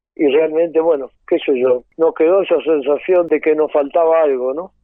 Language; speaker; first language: Spanish; native; Spanish